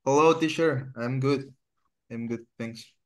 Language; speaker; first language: English; non-native, learner; Spanish